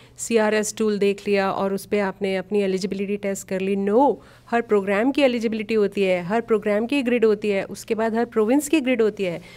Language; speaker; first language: Hindi; native; Hindi